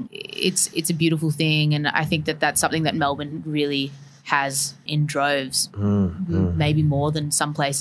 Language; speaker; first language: English; native; English